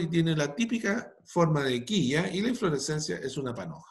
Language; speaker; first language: Spanish; native; Spanish